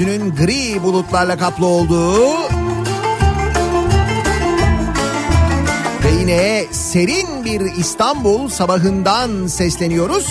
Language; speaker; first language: Turkish; native; Turkish